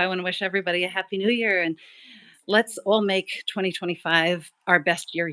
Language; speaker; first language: English; native; English